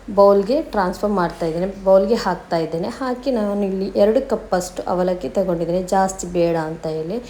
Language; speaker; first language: Kannada; non-native, local second language; Badaga